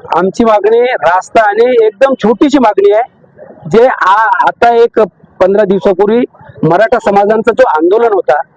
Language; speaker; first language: Marathi; non-native, local second language; Lambadi